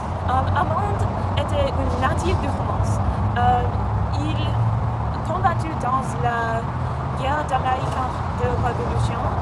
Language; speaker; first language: French; non-native, learner; English